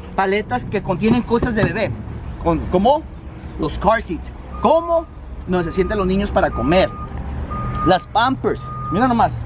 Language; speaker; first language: Spanish; early bilingual, heritage; Spanish